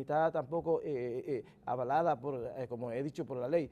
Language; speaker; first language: Spanish; native; Spanish